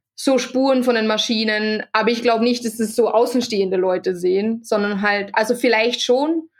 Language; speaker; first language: German; native; German